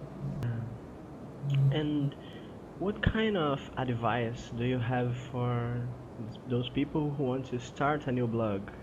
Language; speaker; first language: English; non-native, fluent; Portuguese